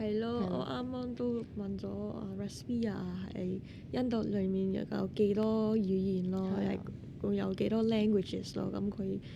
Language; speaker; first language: Cantonese; non-native, fluent; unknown